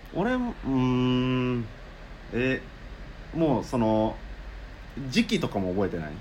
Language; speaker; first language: Japanese; native; Japanese